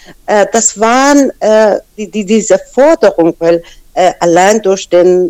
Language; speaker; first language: German; non-native, fluent; Persian